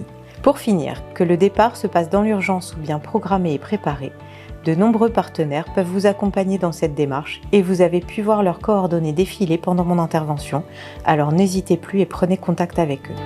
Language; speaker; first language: French; native; French